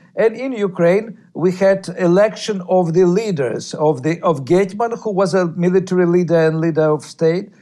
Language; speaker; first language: English; non-native, fluent; Russian